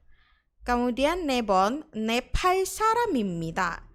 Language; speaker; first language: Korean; non-native, fluent; Indonesian